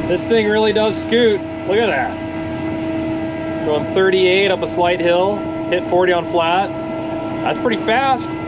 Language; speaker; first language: English; native; English